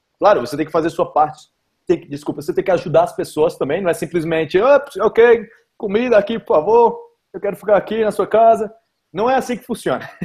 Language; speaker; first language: Portuguese; native; Portuguese